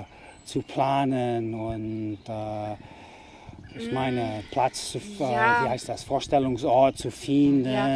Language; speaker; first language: German; non-native, fluent; English